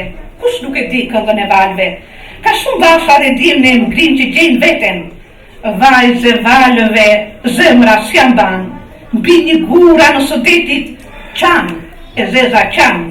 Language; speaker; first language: Albanian; native; Albanian